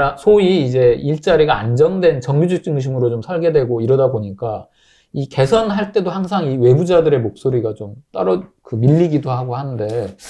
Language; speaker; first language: Korean; native; Korean